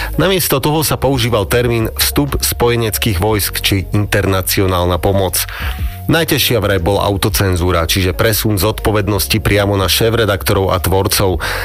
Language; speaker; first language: Slovak; native; Slovak